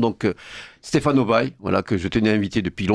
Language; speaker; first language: French; native; French